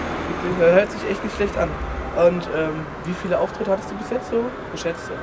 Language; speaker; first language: German; native; German